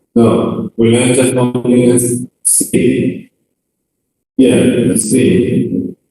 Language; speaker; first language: English; non-native, learner; Chinese